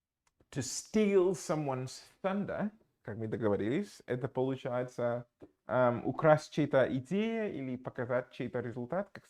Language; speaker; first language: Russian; non-native, fluent; English